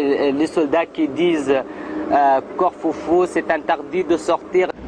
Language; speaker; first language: French; non-native, learner; Arabic